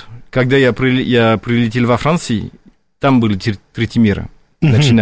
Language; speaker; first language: Russian; non-native, fluent; French